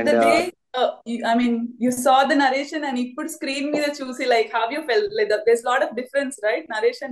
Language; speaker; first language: Telugu; native; Telugu